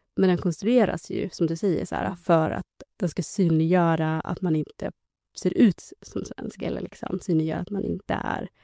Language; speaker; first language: Swedish; early bilingual, other home language; Somali